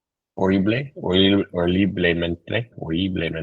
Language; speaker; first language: Spanish; non-native, learner; English